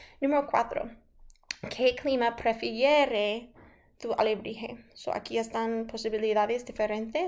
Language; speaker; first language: Spanish; non-native, fluent; English